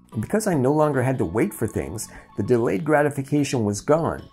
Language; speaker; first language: English; native; English